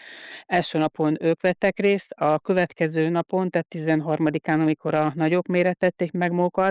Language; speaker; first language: Hungarian; native; Hungarian